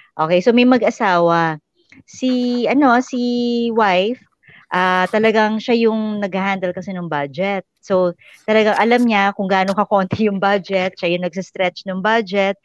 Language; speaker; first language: Filipino; native; Filipino